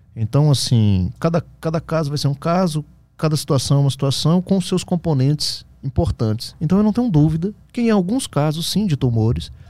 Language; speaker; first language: Portuguese; native; Portuguese